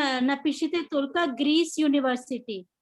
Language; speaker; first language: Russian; non-native, learner; Hindi